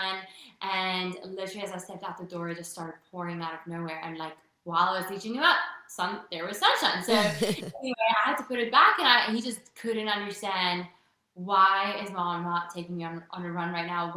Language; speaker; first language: English; non-native, local second language; Afrikaans